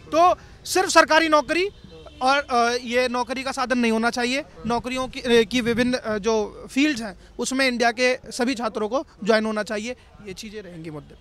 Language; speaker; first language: Hindi; native; Hindi